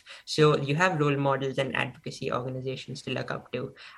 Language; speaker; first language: English; non-native, local second language; Hindi